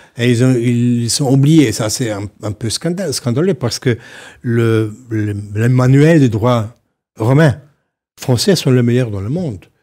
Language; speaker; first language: French; non-native, fluent; Slovenian